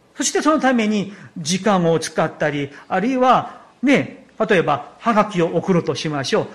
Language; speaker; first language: Japanese; non-native, fluent; Korean